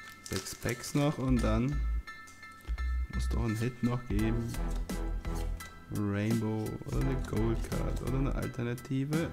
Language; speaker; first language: German; native; German